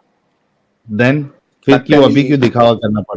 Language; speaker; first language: Hindi; native; Hindi